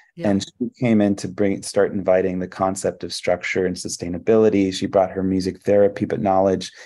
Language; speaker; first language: English; early bilingual, other home language; Hebrew